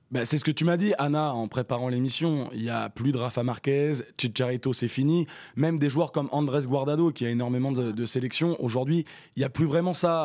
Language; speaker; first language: French; native; French